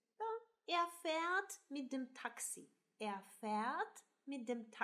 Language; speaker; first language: German; non-native, fluent; Russian